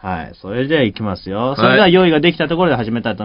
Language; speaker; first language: Japanese; native; Japanese